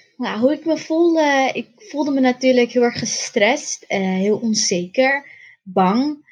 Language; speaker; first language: Dutch; early bilingual, other home language; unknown